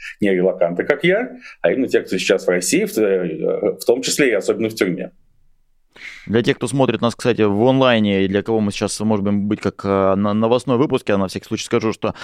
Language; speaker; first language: Russian; native; Russian